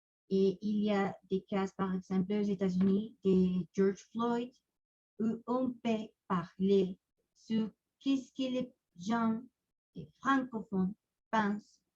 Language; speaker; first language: French; non-native, learner; Spanish